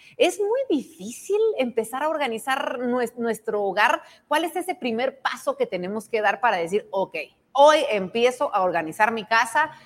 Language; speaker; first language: Spanish; native; Spanish